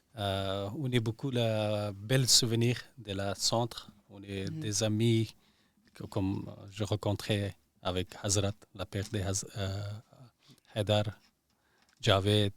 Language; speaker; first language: French; non-native, learner; Persian